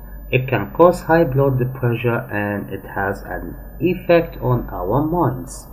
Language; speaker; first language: English; non-native, fluent; Arabic